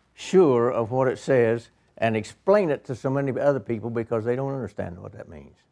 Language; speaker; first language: English; native; English